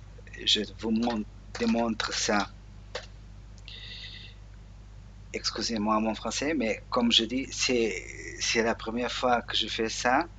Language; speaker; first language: French; non-native, learner; Portuguese